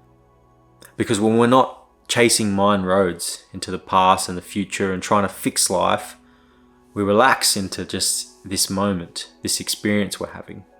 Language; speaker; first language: English; native; English